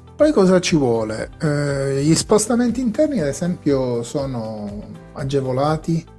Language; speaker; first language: Italian; native; Italian